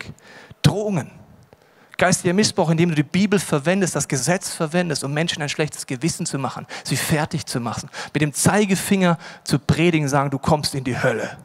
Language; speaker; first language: German; native; German